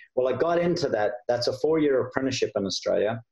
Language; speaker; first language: English; native; English